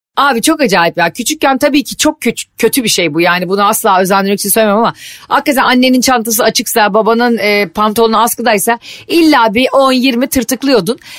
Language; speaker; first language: Turkish; native; Turkish